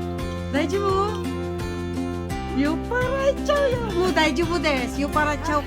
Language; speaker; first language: Japanese; non-native, learner; Filipino